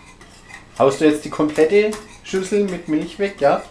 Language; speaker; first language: German; native; German